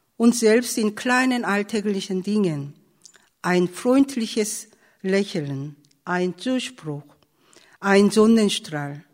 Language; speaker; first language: German; non-native, fluent; Korean